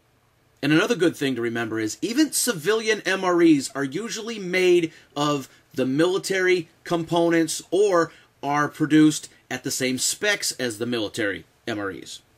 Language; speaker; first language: English; native; English